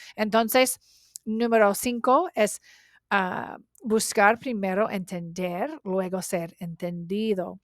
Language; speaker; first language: Spanish; non-native, learner; English